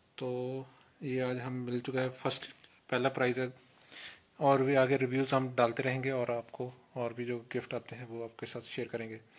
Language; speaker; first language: Hindi; non-native, local second language; Punjabi